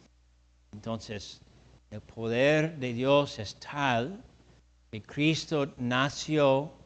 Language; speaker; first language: Spanish; non-native, fluent; English